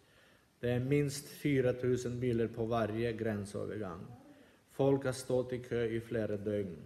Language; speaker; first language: Swedish; non-native, fluent; Ukrainian